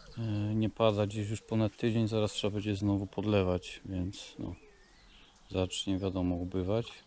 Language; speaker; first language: Polish; native; Polish